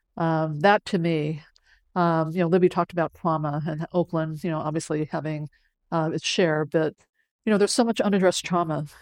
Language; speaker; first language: English; early bilingual, other home language; Cantonese